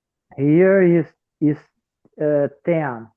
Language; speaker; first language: English; non-native, learner; Portuguese